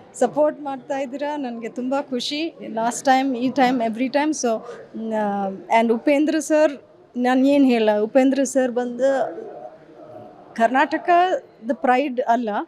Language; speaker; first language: Kannada; early bilingual, heritage; English